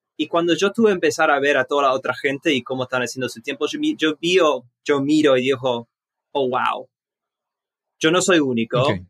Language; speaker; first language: Spanish; early bilingual, heritage; Spanish